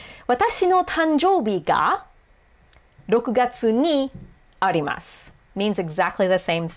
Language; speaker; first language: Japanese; non-native, fluent; English